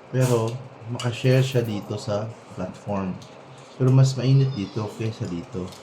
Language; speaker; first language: Filipino; non-native, local second language; Cebuano